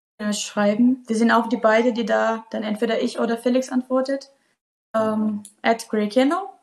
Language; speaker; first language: German; non-native, fluent; Portuguese